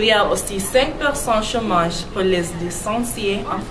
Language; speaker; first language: French; non-native, learner; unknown